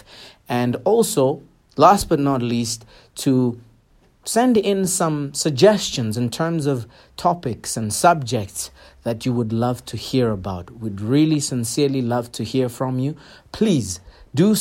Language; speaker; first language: English; non-native, local second language; Zulu